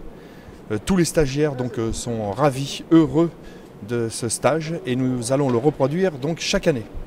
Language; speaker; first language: French; native; French